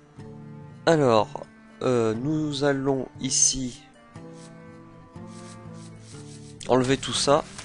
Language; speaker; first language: French; native; French